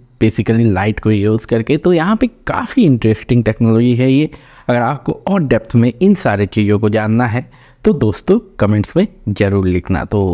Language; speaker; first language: Hindi; native; Hindi